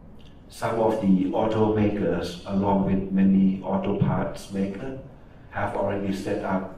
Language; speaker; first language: English; non-native, fluent; Thai